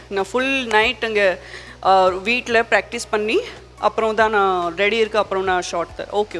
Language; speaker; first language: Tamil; non-native, learner; Gujarati